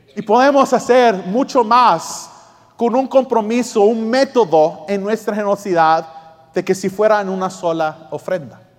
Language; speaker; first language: Spanish; early bilingual, heritage; Spanish